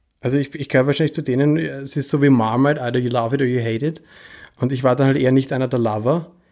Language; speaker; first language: German; native; German